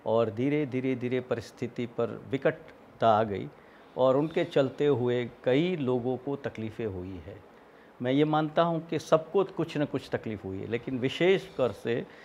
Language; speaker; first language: Hindi; non-native, local second language; Gujarati